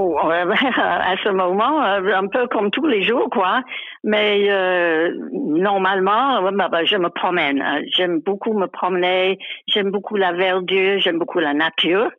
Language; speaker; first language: French; non-native, fluent; English